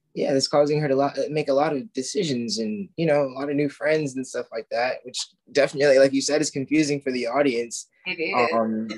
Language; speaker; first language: English; native; English